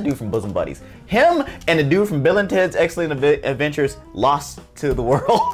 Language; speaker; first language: English; native; English